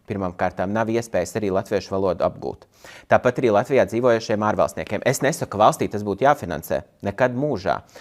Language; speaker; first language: Latvian; native; Latvian